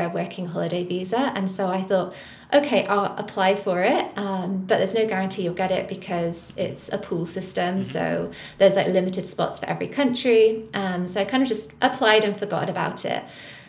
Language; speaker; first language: English; native; English